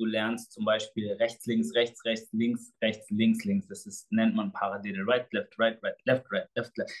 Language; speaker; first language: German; early bilingual, other home language; Portuguese